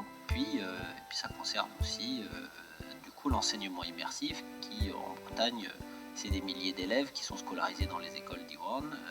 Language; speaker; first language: French; native; French